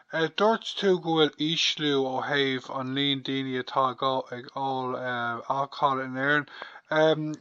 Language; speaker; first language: Irish; non-native, local second language; English